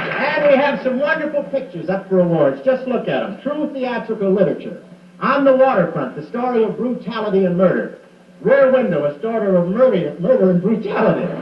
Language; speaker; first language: English; native; English